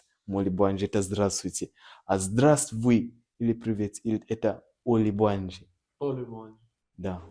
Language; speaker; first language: Russian; non-native, learner; Nyanja